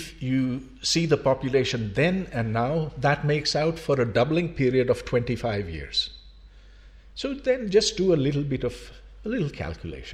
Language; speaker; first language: English; non-native, local second language; Urdu